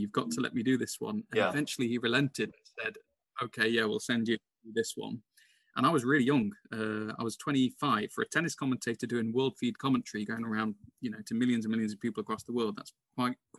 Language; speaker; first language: English; native; English